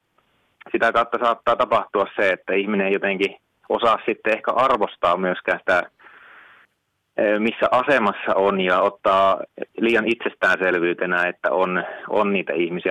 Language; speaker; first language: Finnish; native; Finnish